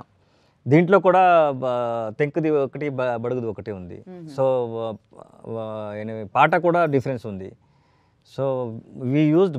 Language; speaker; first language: Telugu; non-native, learner; Kannada